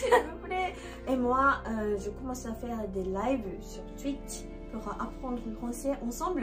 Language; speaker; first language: French; non-native, learner; Japanese